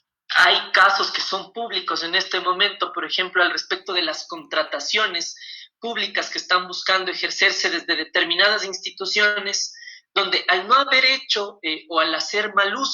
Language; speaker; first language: Spanish; native; Spanish